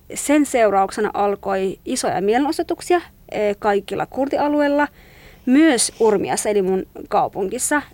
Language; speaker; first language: Finnish; non-native, fluent; Kurdish